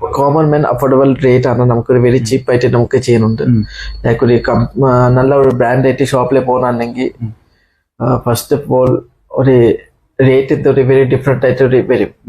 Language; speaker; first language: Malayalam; non-native, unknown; Assamese